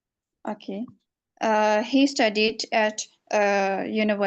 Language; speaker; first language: English; non-native, learner; Urdu